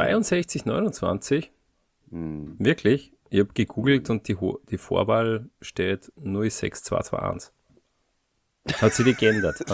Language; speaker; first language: German; native; German